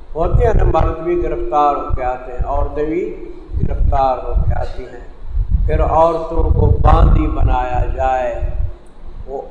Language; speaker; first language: Urdu; non-native, local second language; Punjabi